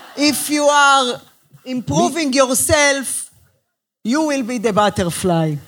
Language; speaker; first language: English; non-native, learner; Hebrew